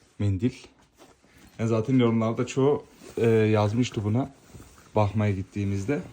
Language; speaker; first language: Turkish; early bilingual, heritage; Turkish